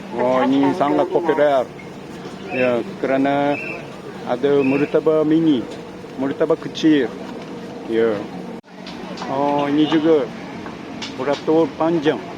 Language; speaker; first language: Malay; non-native, learner; Japanese